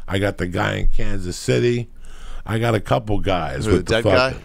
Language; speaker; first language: English; native; English